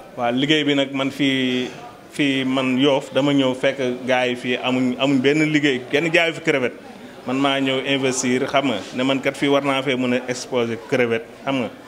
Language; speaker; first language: Wolof; native; Wolof